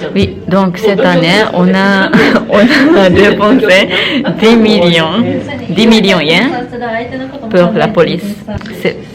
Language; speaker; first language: French; non-native, learner; Japanese